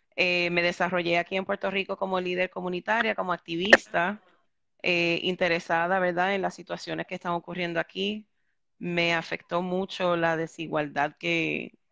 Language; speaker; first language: Spanish; early bilingual, heritage; Spanish